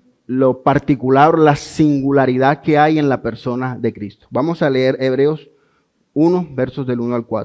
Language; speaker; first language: Spanish; native; Spanish